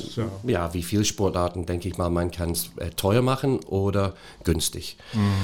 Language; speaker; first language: German; non-native, fluent; English